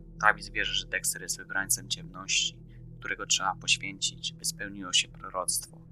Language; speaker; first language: Polish; native; Polish